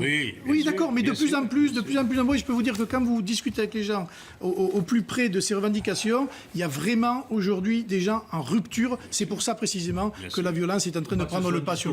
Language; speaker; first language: French; native; French